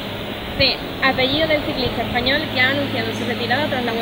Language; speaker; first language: Spanish; native; Spanish